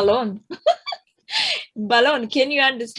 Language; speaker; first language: Spanish; non-native, learner; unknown